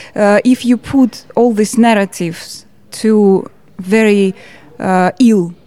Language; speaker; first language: English; non-native, learner; Georgian